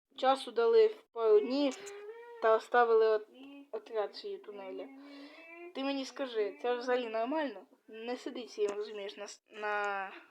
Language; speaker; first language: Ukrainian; non-native, local second language; Russian